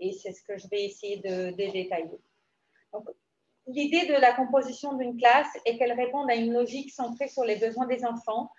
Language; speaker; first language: French; native; French